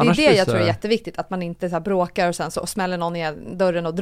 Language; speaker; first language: Swedish; native; Swedish